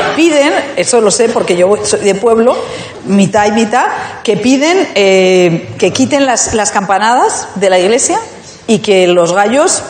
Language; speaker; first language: Spanish; native; Spanish